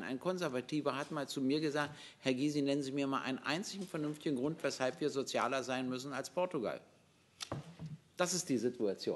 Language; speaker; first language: German; native; German